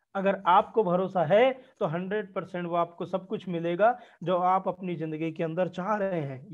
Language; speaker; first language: Hindi; native; Hindi